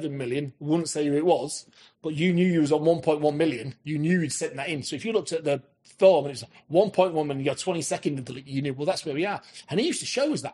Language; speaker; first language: English; native; English